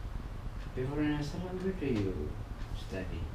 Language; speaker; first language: English; non-native, learner; Indonesian